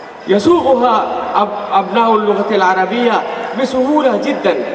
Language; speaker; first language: Arabic; non-native, fluent; Urdu